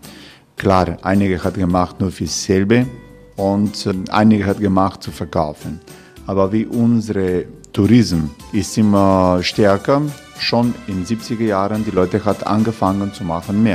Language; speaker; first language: German; non-native, learner; Croatian